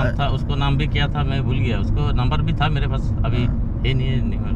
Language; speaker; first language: Hindi; non-native, learner; Bangla